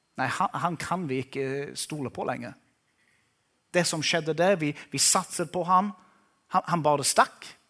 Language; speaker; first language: Norwegian; non-native, fluent; English